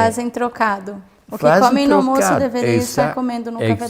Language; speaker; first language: Portuguese; native; Portuguese